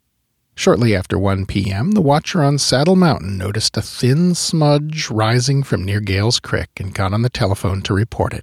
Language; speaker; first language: English; native; English